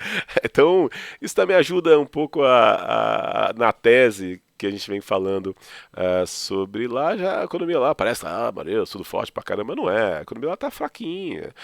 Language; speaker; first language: Portuguese; native; Portuguese